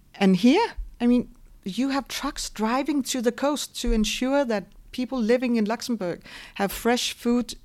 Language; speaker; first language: English; non-native, fluent; Danish